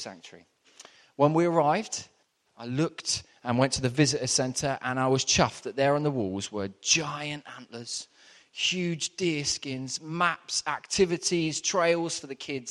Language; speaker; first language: English; native; English